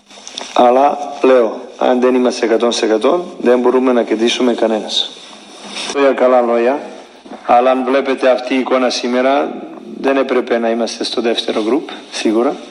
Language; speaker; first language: Greek; non-native, learner; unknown